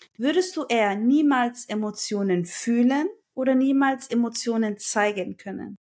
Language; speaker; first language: German; early bilingual, other home language; Turkish